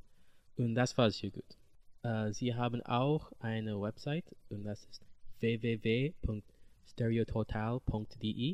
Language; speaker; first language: German; non-native, learner; English